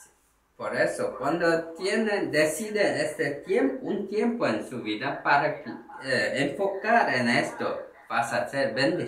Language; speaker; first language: Spanish; non-native, learner; Korean